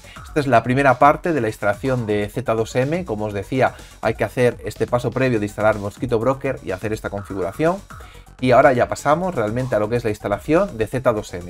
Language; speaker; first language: Spanish; native; Spanish